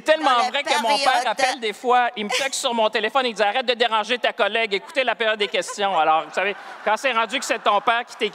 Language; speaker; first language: French; native; French